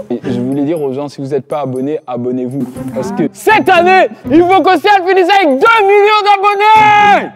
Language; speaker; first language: French; native; French